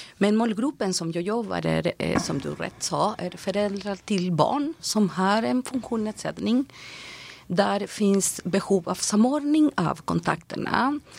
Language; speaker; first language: Swedish; non-native, fluent; Spanish